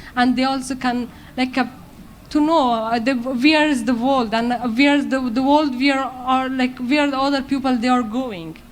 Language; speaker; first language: English; non-native, learner; Persian